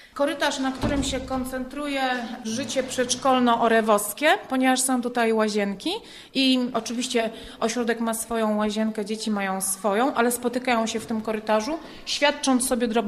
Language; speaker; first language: Polish; native; Polish